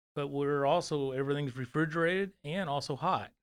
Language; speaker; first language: English; native; English